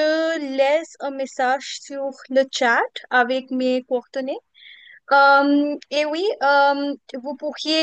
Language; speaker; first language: French; non-native, fluent; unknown